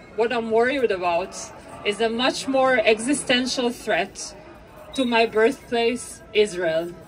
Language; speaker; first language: English; non-native, fluent; Hebrew